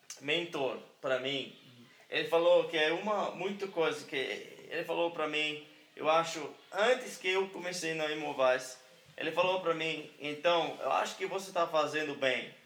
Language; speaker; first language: Portuguese; non-native, learner; English